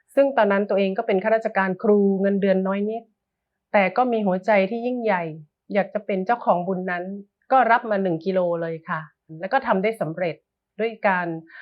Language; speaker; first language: Thai; native; Thai